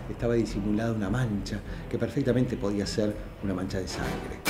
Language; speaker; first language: Spanish; native; Spanish